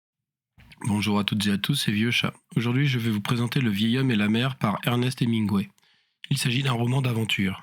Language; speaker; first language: French; native; French